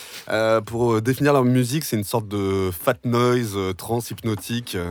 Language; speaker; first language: French; native; French